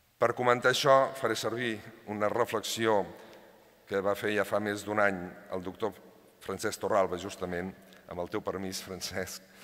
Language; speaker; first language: Catalan; native; Catalan